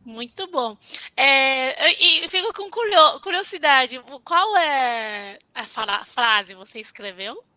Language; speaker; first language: Portuguese; non-native, fluent; Chinese